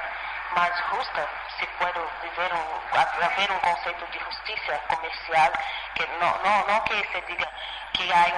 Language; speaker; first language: Spanish; non-native, fluent; Portuguese